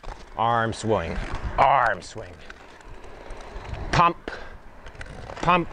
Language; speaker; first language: English; native; English